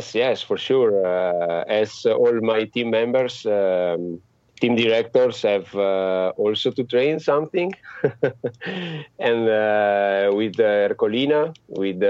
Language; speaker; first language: English; non-native, fluent; Italian